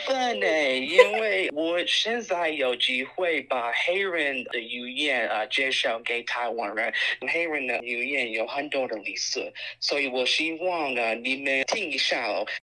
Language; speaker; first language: Chinese; non-native, learner; English